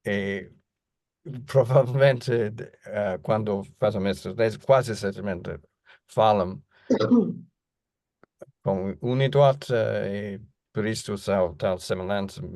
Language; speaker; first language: Portuguese; non-native, fluent; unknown